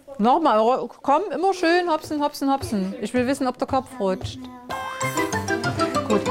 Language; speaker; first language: German; native; German